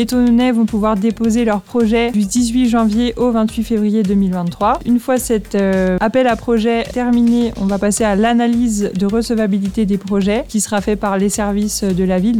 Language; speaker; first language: French; native; French